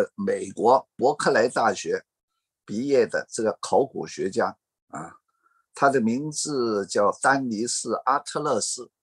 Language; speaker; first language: Chinese; non-native, fluent; Cantonese